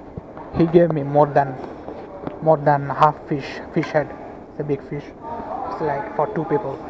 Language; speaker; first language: English; non-native, learner; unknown